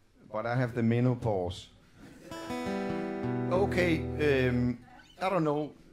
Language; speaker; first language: English; non-native, fluent; Danish